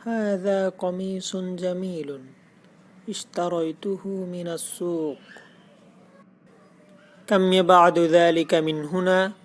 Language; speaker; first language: Arabic; non-native, fluent; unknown